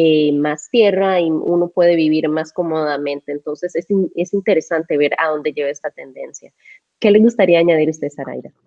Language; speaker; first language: Spanish; native; Spanish